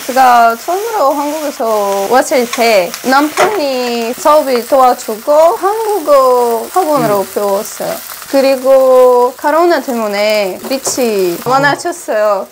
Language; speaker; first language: Korean; non-native, learner; Russian